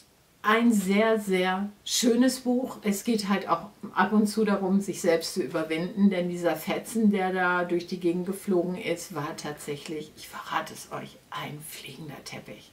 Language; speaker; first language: German; native; German